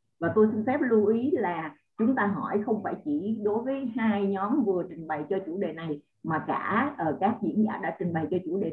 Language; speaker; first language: Vietnamese; native; Vietnamese